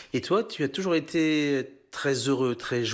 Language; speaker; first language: French; native; French